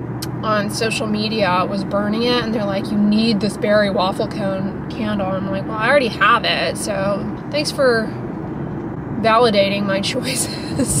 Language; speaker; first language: English; native; English